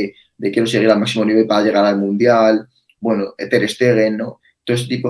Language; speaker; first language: Spanish; native; Spanish